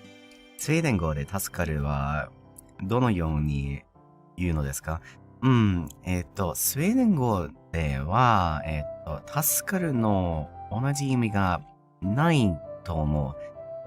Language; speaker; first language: Japanese; non-native, learner; English